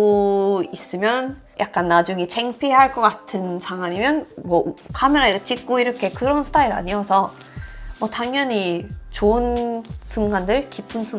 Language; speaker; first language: Korean; non-native, fluent; Swedish